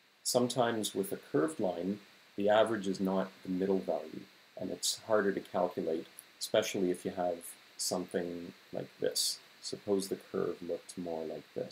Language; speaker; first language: English; native; English